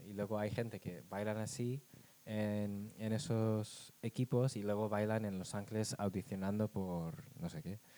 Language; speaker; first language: Spanish; non-native, fluent; English